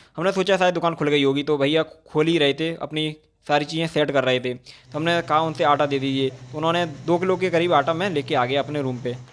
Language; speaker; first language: Hindi; native; Hindi